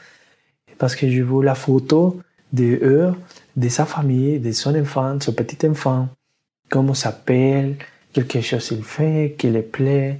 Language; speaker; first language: French; non-native, learner; Spanish